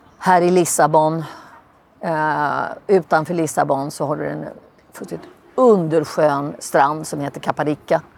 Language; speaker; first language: Swedish; native; Swedish